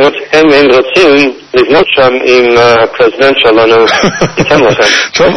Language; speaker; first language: Hebrew; non-native, fluent; English